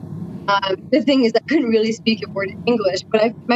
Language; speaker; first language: English; non-native, fluent; French